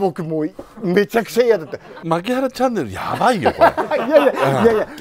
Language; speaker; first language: Japanese; native; Japanese